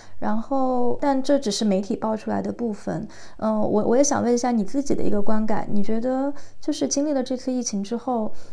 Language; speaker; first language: Chinese; native; Chinese